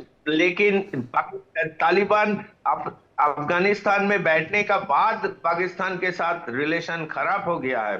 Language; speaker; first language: Hindi; non-native, local second language; Bangla